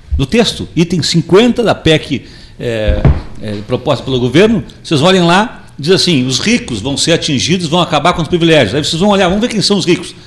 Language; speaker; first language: Portuguese; native; Portuguese